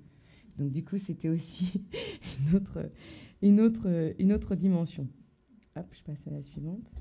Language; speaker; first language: French; native; French